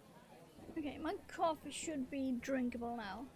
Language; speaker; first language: English; non-native, fluent; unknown